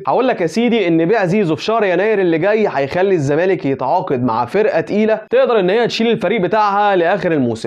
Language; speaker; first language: Arabic; native; Arabic